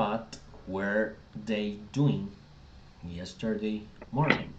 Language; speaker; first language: English; non-native, fluent; Spanish